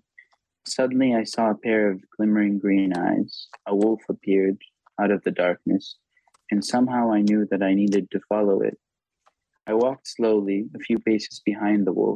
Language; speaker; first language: English; non-native, fluent; Hebrew